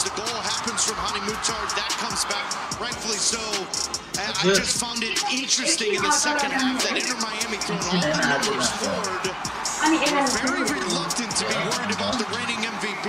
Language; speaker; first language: English; native; English